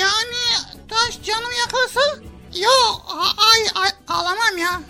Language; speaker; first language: Turkish; native; Turkish